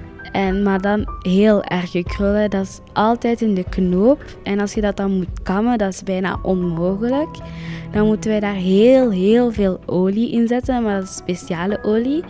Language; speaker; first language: Dutch; early bilingual, other home language; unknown